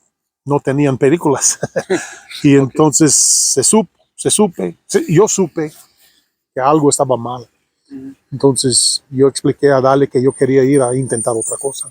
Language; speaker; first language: Spanish; non-native, fluent; English